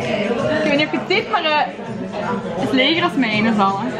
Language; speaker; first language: Dutch; native; Dutch